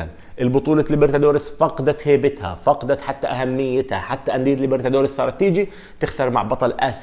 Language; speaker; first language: Arabic; native; Arabic